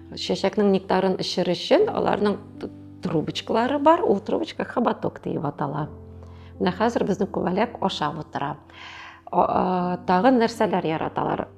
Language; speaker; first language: Tatar; native; Tatar